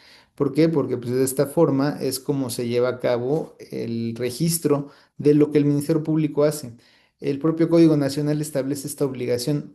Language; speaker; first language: Spanish; native; Spanish